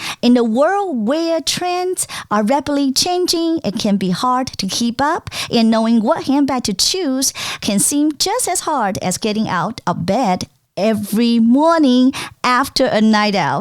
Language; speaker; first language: English; non-native, fluent; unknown